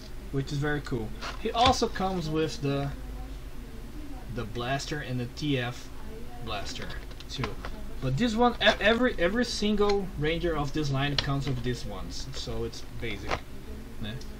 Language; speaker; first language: English; non-native, fluent; Portuguese